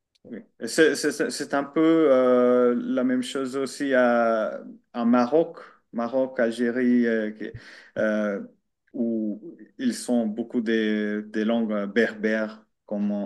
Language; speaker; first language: French; non-native, learner; Finnish